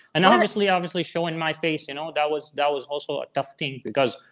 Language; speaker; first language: English; non-native, fluent; Arabic